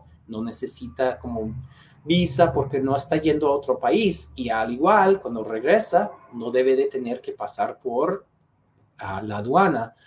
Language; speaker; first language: Spanish; non-native, fluent; English